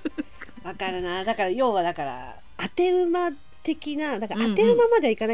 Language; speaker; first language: Japanese; native; Japanese